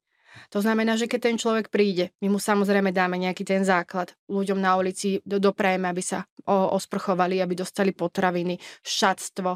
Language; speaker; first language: Slovak; native; Slovak